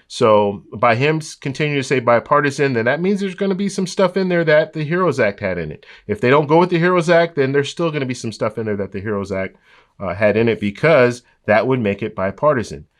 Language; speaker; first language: English; native; English